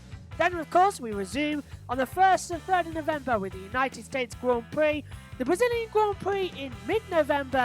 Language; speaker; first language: English; native; English